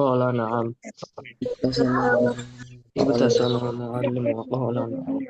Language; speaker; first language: Arabic; non-native, learner; Bangla